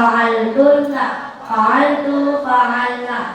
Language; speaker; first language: Arabic; non-native, learner; Achinese